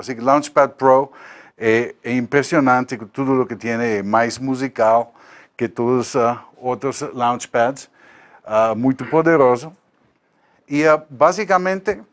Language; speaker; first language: Portuguese; non-native, learner; Spanish